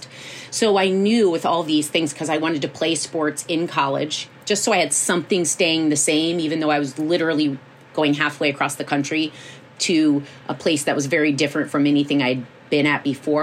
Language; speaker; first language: English; native; English